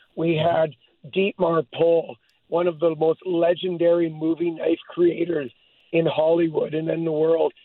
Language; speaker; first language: English; native; English